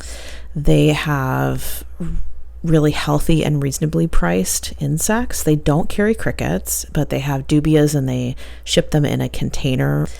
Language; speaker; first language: English; native; English